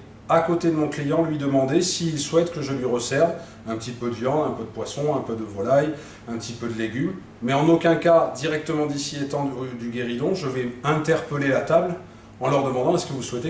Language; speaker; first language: French; native; French